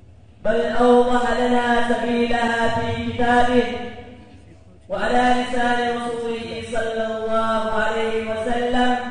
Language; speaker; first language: Arabic; non-native, fluent; Urdu